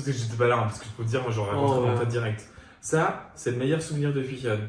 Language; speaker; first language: French; native; French